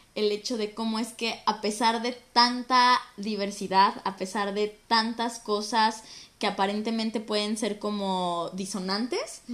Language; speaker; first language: Spanish; native; Spanish